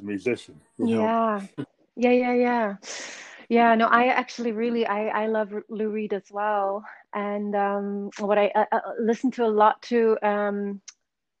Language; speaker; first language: English; non-native, fluent; Swedish